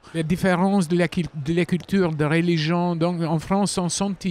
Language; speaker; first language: French; non-native, fluent; Albanian